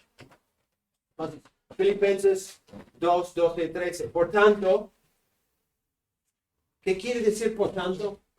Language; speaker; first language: Spanish; non-native, fluent; English